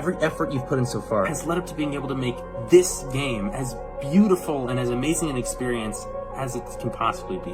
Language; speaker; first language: English; native; English